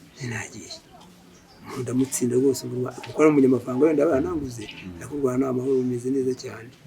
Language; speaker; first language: Kinyarwanda; native; Kinyarwanda